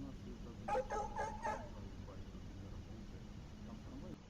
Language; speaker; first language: Russian; native; Russian